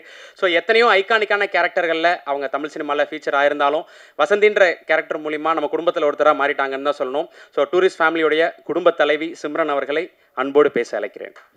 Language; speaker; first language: Tamil; native; Tamil